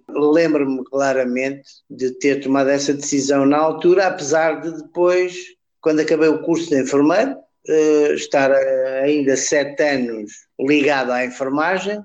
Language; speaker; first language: Portuguese; native; Portuguese